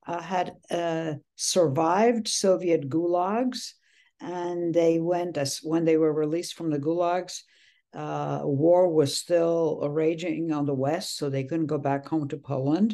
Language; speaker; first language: English; early bilingual, other home language; Polish